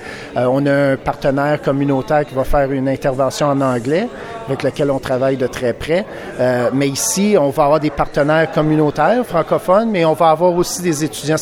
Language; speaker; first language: French; native; French